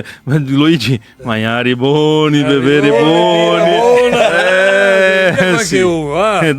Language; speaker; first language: Italian; early bilingual, heritage; Portuguese